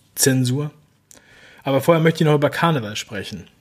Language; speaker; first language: German; native; German